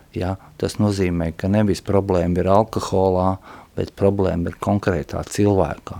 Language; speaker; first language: Latvian; non-native, local second language; Russian